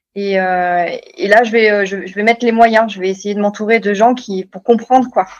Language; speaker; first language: French; native; French